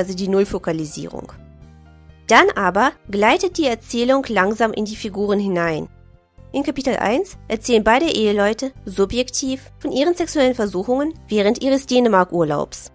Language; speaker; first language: German; native; German